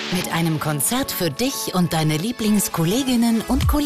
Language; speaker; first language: German; native; German